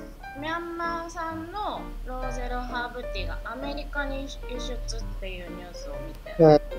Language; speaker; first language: Japanese; native; Japanese